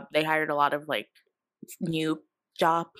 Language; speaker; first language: English; native; English